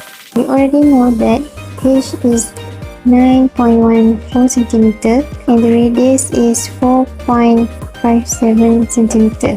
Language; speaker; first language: English; non-native, local second language; Malay